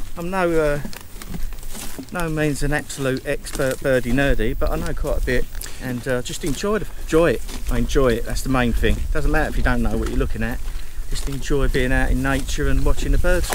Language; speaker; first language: English; native; English